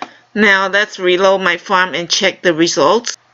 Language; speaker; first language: English; non-native, fluent; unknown